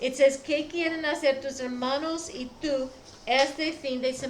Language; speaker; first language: Spanish; non-native, fluent; English